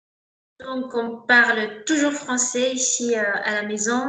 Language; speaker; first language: French; non-native, local second language; Malagasy